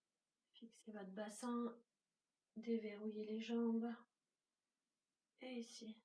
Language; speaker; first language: French; native; French